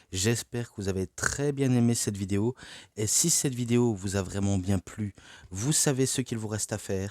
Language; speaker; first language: French; native; French